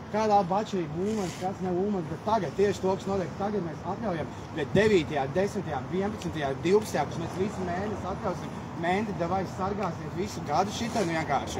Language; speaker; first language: Latvian; native; Latvian